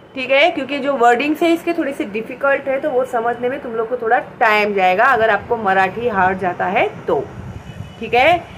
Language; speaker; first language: Hindi; non-native, local second language; Marathi